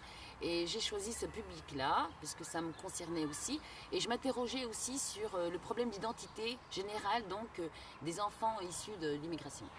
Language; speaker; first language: French; early bilingual, other home language; Kabyle